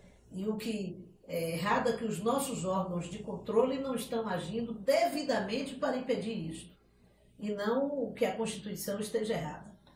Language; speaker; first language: Portuguese; native; Portuguese